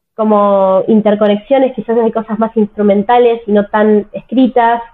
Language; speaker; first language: Spanish; native; Spanish